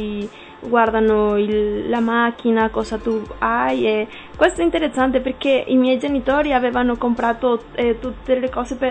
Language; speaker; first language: Italian; non-native, learner; Spanish